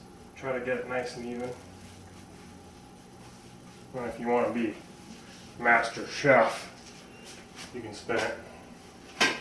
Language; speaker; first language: English; native; English